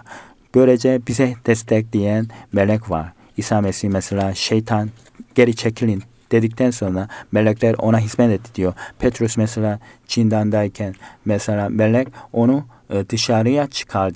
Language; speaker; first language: Turkish; non-native, fluent; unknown